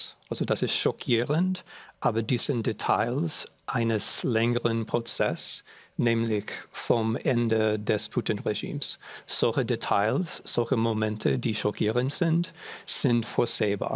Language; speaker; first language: German; non-native, fluent; English